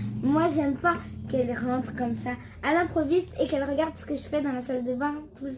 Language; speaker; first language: French; early bilingual, other home language; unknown